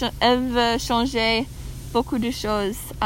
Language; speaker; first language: French; non-native, learner; English